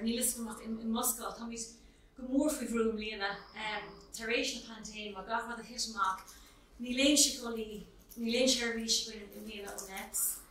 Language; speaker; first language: Irish; non-native, local second language; English